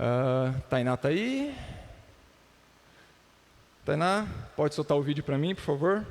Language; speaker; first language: Portuguese; native; Portuguese